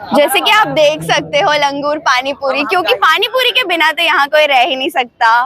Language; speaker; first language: Hindi; non-native, local second language; Marathi